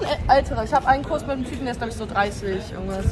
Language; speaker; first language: German; native; German